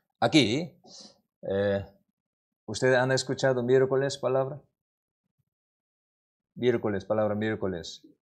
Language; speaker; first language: Spanish; non-native, learner; Korean